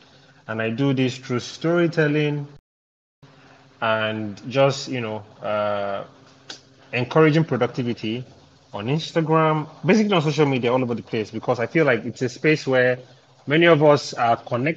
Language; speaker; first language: English; non-native, local second language; Yoruba